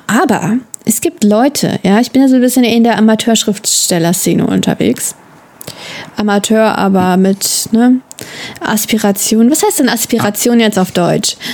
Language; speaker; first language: German; native; German